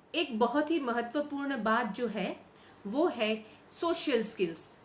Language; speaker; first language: Hindi; non-native, local second language; Gujarati